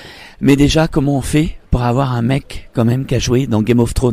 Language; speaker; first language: French; native; French